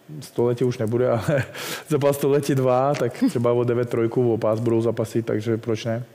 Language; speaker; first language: Czech; non-native, fluent; Russian